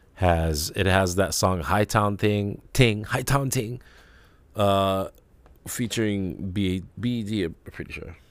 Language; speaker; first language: English; native; English